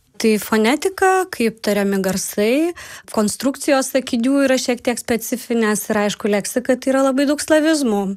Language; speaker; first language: Lithuanian; native; Lithuanian